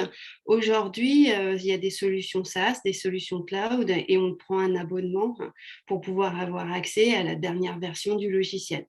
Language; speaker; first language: French; native; French